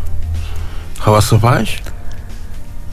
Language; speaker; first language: Polish; native; Polish